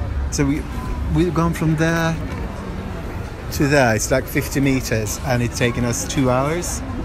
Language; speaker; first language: English; non-native, fluent; Swedish